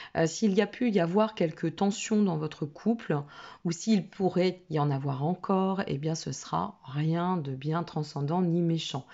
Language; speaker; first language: French; native; French